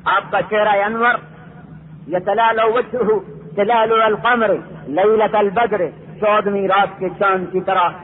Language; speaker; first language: Urdu; non-native, local second language; Punjabi